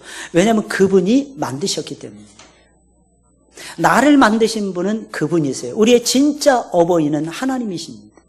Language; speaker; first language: Korean; native; Korean